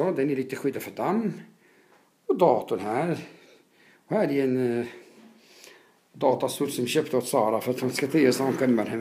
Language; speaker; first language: Swedish; non-native, fluent; Arabic